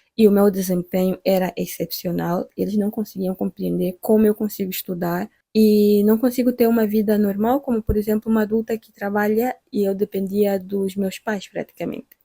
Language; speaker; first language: Portuguese; native; Portuguese